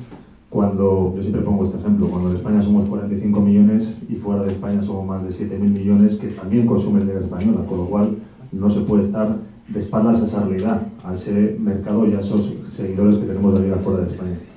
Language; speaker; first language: Spanish; native; Spanish